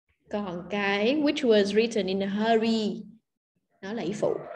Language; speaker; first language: English; non-native, fluent; Vietnamese